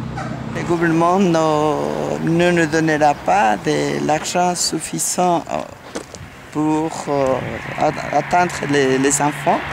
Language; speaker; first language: French; non-native, fluent; Spanish